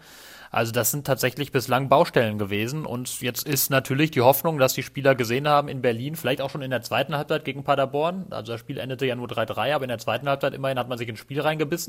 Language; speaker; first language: German; native; German